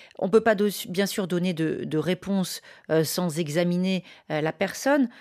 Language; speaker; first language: French; native; French